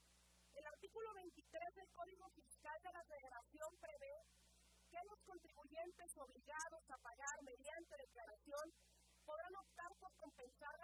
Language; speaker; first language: Spanish; native; Spanish